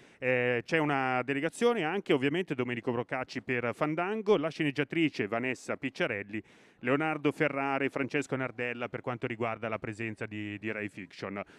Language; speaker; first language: Italian; native; Italian